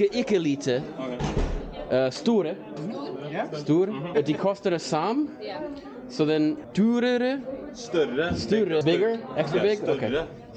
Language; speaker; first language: Norwegian; non-native, learner; English